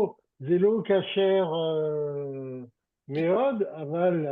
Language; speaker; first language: Hebrew; non-native, learner; French